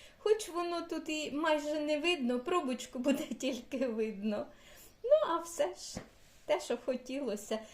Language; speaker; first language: Ukrainian; native; Ukrainian